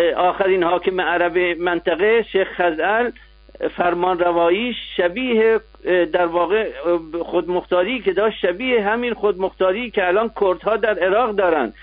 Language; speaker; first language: Persian; non-native, local second language; Arabic